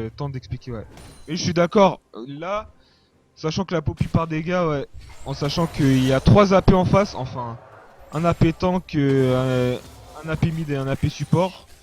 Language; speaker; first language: French; native; French